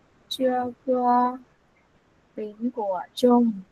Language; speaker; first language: Chinese; non-native, learner; Vietnamese